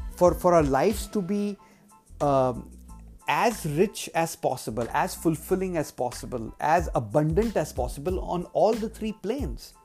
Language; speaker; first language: English; non-native, local second language; Hindi